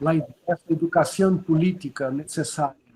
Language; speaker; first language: Spanish; non-native, learner; Portuguese